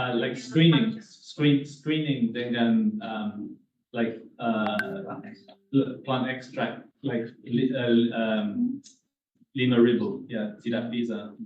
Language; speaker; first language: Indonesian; non-native, learner; English